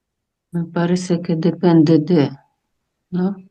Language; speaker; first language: Spanish; non-native, learner; Russian